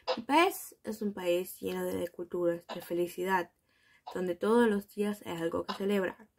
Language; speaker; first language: German; early bilingual, other home language; Spanish